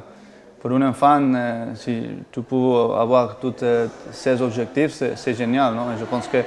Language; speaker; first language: French; non-native, fluent; Spanish